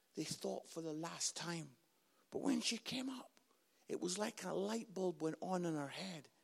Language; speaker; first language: English; native; English